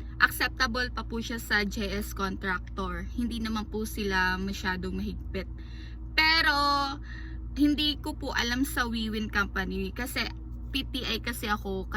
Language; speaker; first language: Filipino; native; Filipino